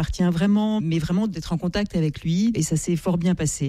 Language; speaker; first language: French; native; French